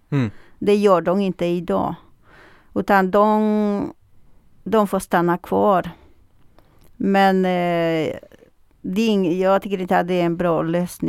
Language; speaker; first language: Swedish; non-native, fluent; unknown